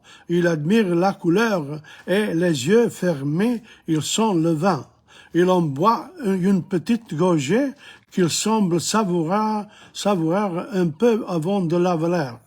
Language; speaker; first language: French; non-native, fluent; English